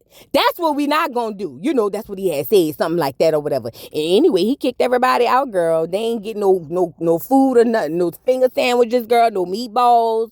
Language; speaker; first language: English; native; English